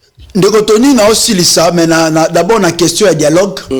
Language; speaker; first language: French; non-native, local second language; Lingala